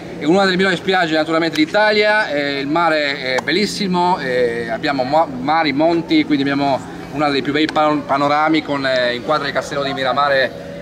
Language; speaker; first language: Italian; native; Italian